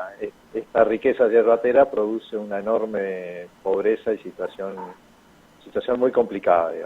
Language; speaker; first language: Spanish; native; Spanish